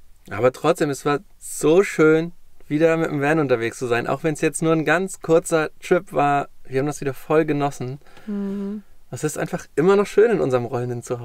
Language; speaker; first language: German; native; German